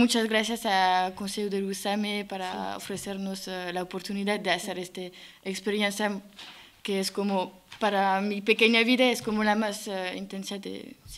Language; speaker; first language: Spanish; non-native, learner; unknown